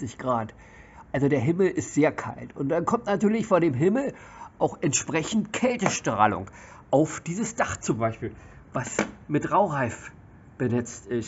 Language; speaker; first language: German; native; German